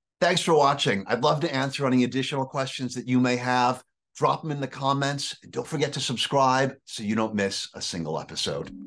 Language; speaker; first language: English; native; English